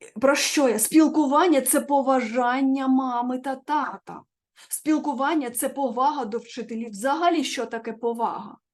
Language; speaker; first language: Ukrainian; non-native, local second language; Russian